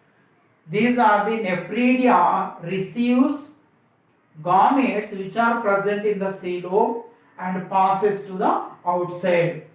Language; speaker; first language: English; non-native, local second language; Telugu